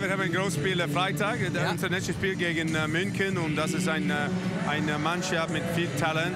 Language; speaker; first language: German; non-native, learner; English